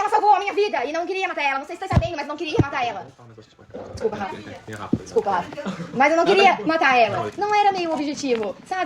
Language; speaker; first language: Portuguese; native; Portuguese